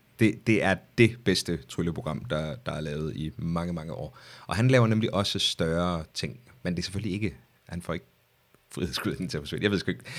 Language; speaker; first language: Danish; native; Danish